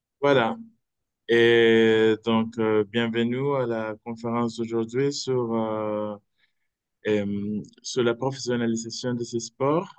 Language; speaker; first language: French; non-native, fluent; Spanish